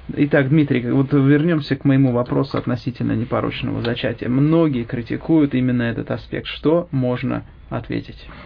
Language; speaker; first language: Russian; native; Russian